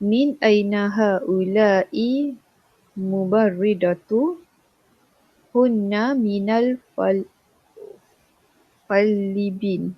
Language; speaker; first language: Arabic; non-native, learner; Malay